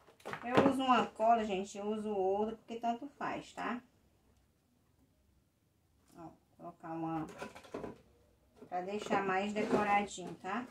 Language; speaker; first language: Portuguese; native; Portuguese